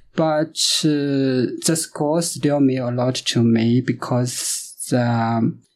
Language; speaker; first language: English; non-native, fluent; Chinese